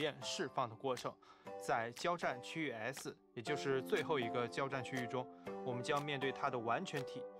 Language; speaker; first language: Chinese; native; Chinese